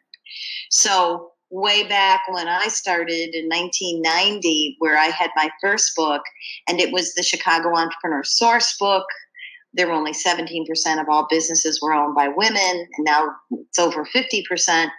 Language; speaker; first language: English; native; English